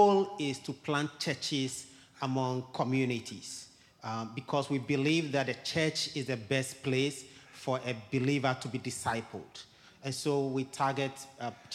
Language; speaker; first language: English; non-native, local second language; Ewe